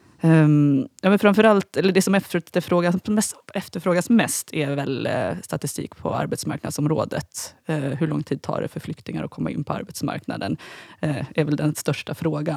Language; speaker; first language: Swedish; native; Swedish